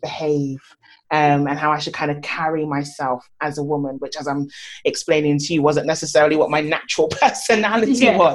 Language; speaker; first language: English; native; English